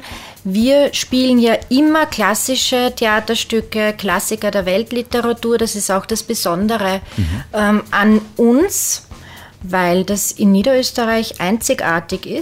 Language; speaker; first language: German; native; German